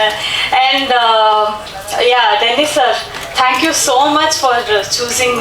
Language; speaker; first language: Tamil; non-native, learner; Kannada